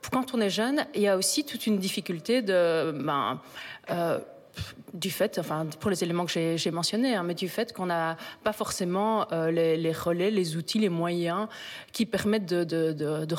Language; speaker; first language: French; native; French